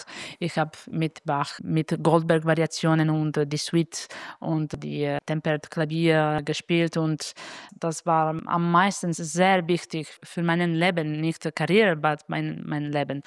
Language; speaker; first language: German; non-native, fluent; Italian